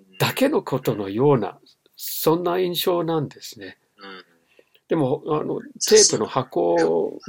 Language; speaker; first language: Japanese; non-native, fluent; English